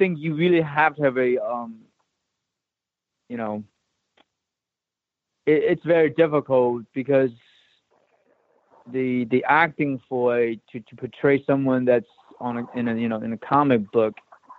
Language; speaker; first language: English; non-native, local second language; Cantonese